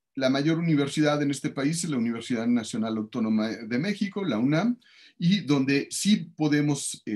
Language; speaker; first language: Spanish; native; Spanish